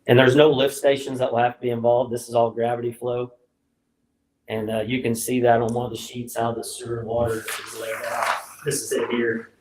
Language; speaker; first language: English; native; English